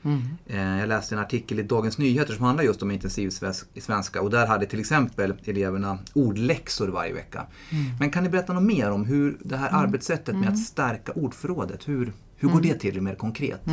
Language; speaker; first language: Swedish; native; Swedish